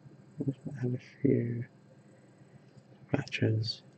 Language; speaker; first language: English; native; English